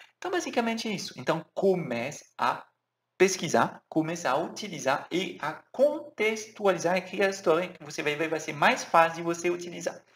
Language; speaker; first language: Portuguese; non-native, fluent; French